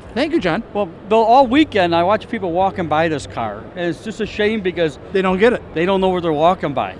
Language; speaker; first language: English; native; English